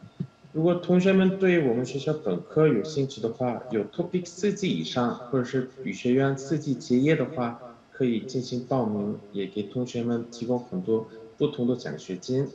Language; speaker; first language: Chinese; non-native, fluent; Korean